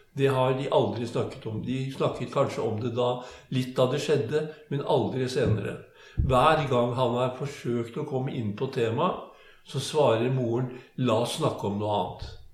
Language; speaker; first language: Norwegian; native; Norwegian